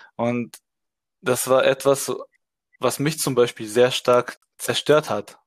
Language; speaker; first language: German; early bilingual, other home language; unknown